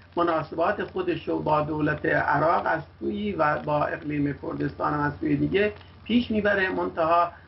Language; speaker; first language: Persian; non-native, local second language; Kurdish